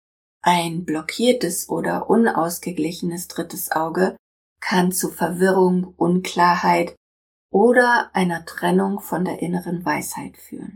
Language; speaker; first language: German; native; German